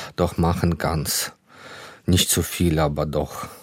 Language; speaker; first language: German; non-native, fluent; Ukrainian